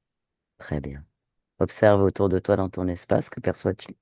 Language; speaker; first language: French; native; French